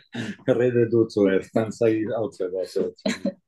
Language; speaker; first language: German; non-native, fluent; Italian